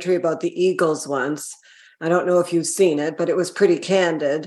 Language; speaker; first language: English; native; English